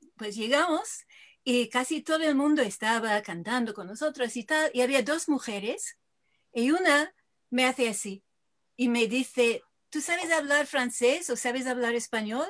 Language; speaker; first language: Spanish; non-native, fluent; English